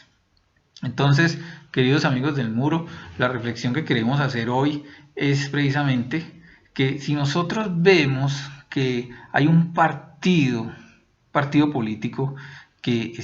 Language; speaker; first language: Spanish; native; Spanish